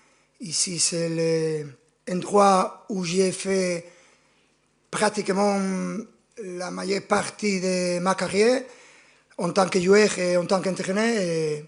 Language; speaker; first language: French; non-native, fluent; Spanish